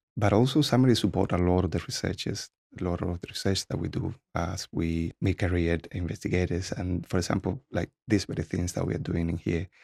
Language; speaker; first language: English; non-native, fluent; Spanish